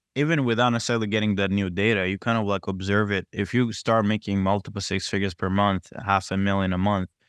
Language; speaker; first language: English; non-native, local second language; Kinyarwanda